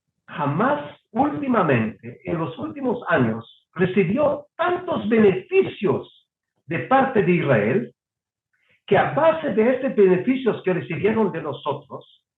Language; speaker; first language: Spanish; non-native, fluent; Hebrew